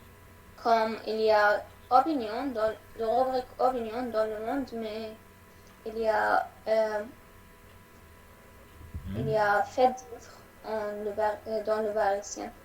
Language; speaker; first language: French; non-native, learner; Arabic